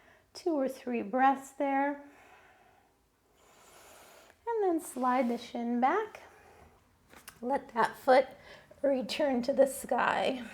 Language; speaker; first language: English; native; English